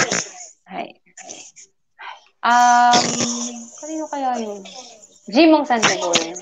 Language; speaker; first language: Japanese; non-native, fluent; Filipino